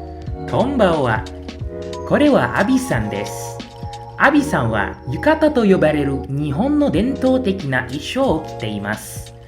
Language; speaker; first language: Japanese; non-native, learner; Indonesian